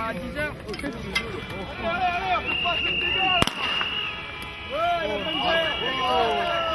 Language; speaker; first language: French; native; French